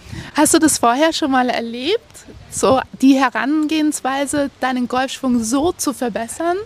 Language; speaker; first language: German; native; German